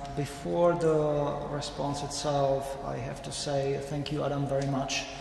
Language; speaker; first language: English; non-native, fluent; Czech